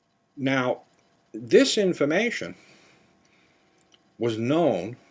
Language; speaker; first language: English; native; English